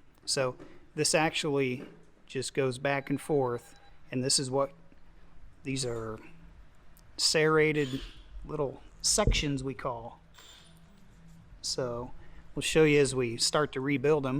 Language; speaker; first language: English; native; English